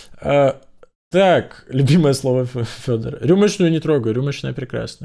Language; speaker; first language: Russian; native; Russian